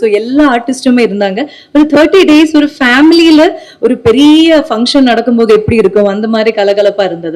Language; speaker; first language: Tamil; non-native, local second language; Malayalam